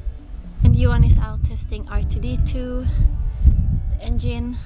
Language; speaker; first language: English; non-native, fluent; Swedish